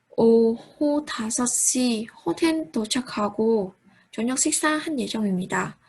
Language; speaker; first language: Korean; non-native, fluent; Vietnamese